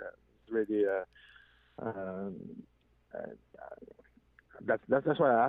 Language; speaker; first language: English; non-native, fluent; French